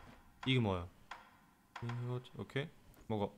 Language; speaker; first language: Korean; non-native, fluent; German